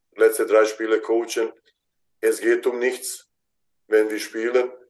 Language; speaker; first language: German; non-native, fluent; Bosnian